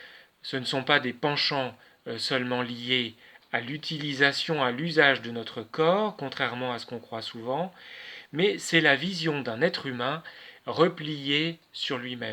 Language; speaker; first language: French; native; French